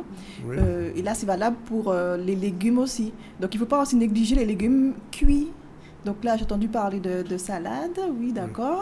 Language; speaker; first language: French; native; French